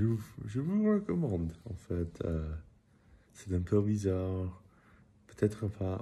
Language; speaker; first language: French; non-native, learner; English